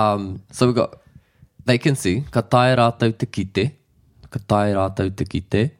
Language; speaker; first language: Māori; non-native, local second language; English